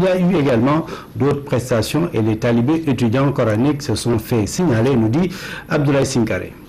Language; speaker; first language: French; non-native, local second language; Wolof